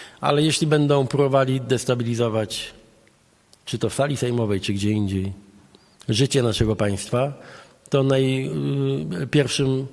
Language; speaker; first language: Polish; native; Polish